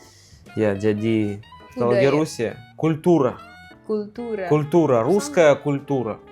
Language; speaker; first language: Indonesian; non-native, learner; Russian